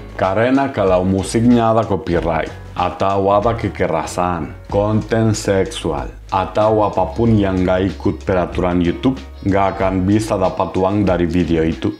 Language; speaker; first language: Indonesian; non-native, fluent; Spanish